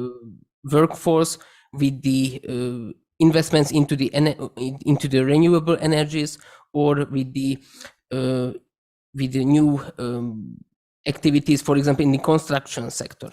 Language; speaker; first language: English; non-native, fluent; Slovak